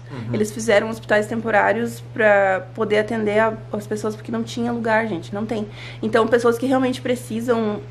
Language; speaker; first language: Portuguese; native; Portuguese